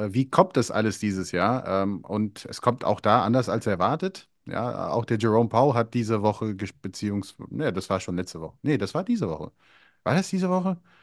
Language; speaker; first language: German; early bilingual, other home language; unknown